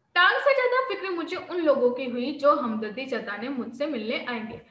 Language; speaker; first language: Hindi; non-native, local second language; Marathi